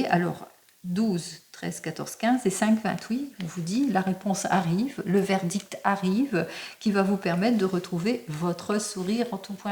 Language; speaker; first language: French; native; French